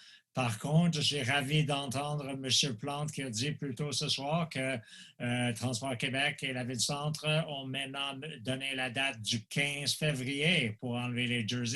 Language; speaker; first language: French; non-native, local second language; English